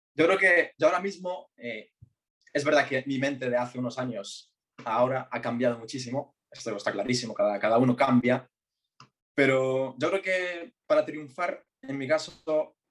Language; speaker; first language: Spanish; early bilingual, other home language; Arabic